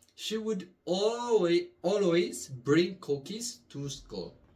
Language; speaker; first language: English; non-native, local second language; Amharic